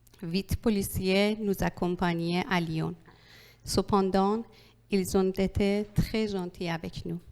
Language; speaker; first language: French; non-native, learner; Persian